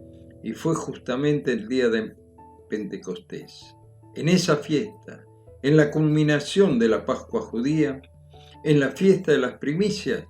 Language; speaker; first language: Spanish; native; Spanish